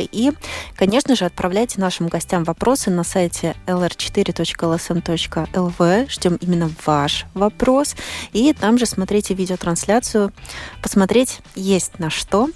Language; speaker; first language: Russian; native; Russian